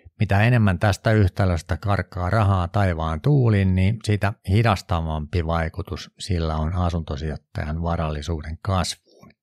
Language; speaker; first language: Finnish; native; Finnish